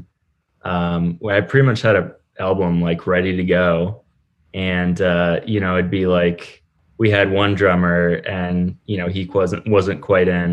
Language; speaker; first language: English; native; English